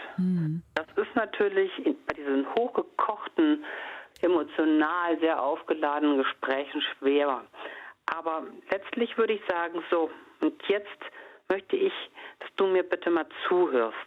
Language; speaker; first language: German; native; German